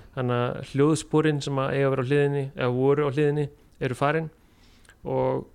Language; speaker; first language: Icelandic; native; Icelandic